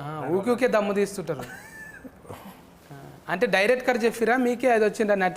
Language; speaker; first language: Telugu; native; Telugu